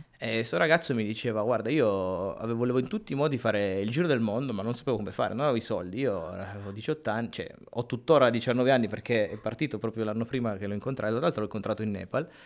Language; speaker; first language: Italian; native; Italian